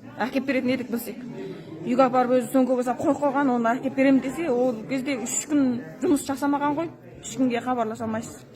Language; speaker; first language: Kazakh; early bilingual, heritage; Kazakh